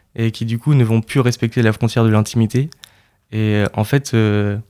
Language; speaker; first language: French; native; French